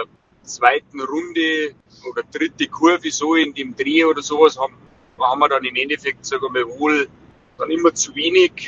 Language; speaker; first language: German; native; German